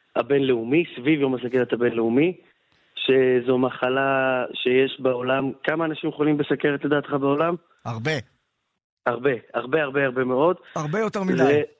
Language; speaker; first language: Hebrew; native; Hebrew